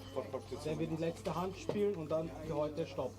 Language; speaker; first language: German; native; German